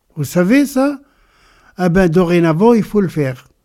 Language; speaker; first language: French; non-native, local second language; Arabic